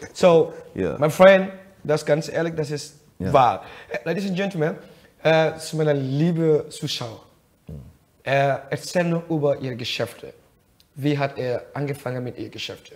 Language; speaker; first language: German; non-native, fluent; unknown